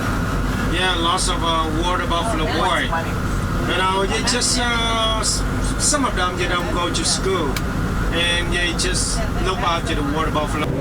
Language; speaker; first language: English; non-native, fluent; Vietnamese